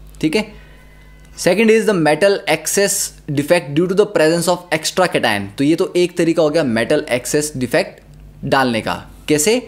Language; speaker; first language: Hindi; native; Hindi